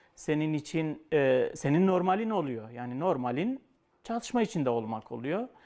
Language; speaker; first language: Turkish; native; Turkish